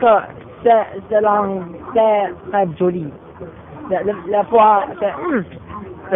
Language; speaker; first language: French; non-native, learner; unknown